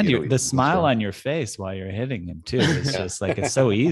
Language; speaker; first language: English; native; English